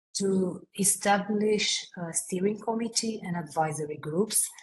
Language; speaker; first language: English; non-native, fluent; Romanian